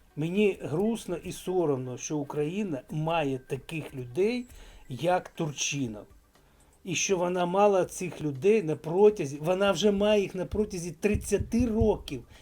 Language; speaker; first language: Ukrainian; non-native, local second language; Russian